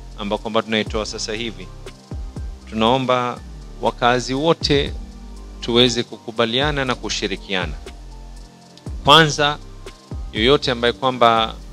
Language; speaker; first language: Swahili; native; Swahili